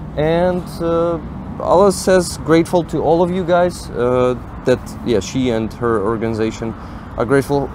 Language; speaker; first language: English; non-native, fluent; Ukrainian